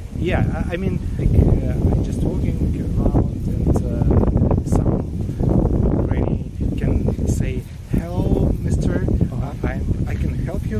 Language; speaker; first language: English; non-native, fluent; Russian